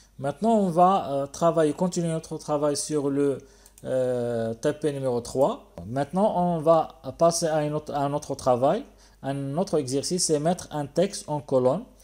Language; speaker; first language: French; non-native, local second language; Arabic